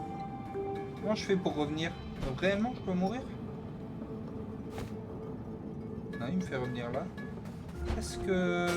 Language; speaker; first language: French; native; French